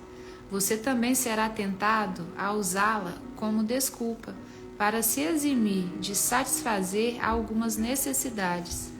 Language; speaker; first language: Portuguese; native; Portuguese